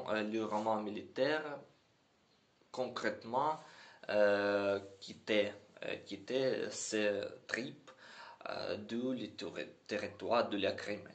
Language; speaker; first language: French; non-native, learner; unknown